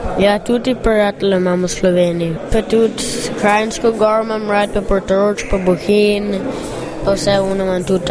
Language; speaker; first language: Slovenian; early bilingual, heritage; English